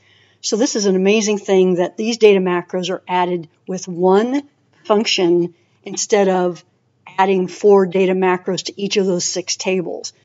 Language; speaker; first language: English; native; English